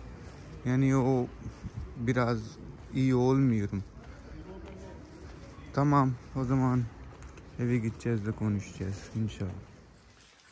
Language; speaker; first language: Turkish; non-native, learner; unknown